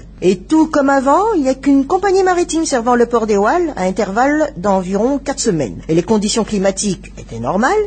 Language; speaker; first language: French; non-native, local second language; Malagasy